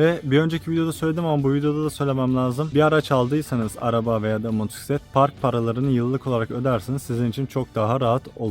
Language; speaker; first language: Turkish; native; Turkish